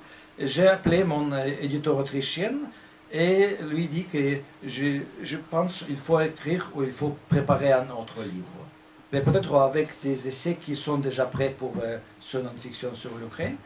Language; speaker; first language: French; non-native, fluent; Russian